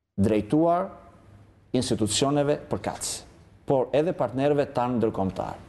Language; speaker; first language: Albanian; non-native, local second language; Greek